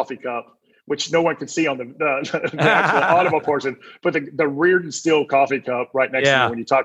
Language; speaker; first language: English; native; English